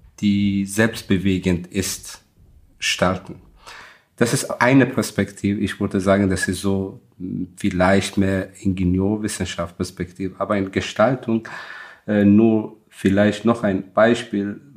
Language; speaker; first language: German; non-native, fluent; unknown